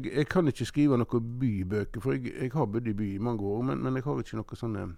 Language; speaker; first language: Norwegian; native; Norwegian